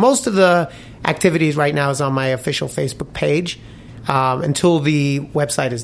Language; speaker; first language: English; native; English